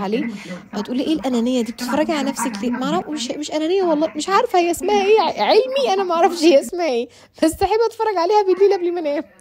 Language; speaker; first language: Arabic; native; Arabic